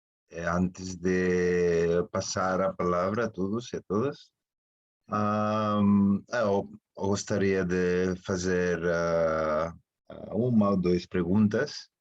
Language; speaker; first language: Portuguese; non-native, fluent; Spanish